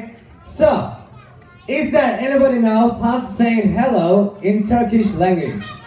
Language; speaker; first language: English; non-native, fluent; Turkish